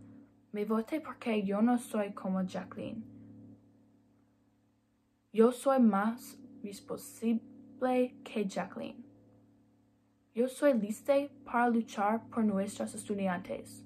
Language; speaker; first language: Spanish; non-native, learner; English